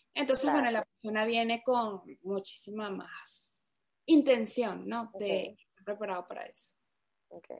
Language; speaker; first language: Spanish; native; Spanish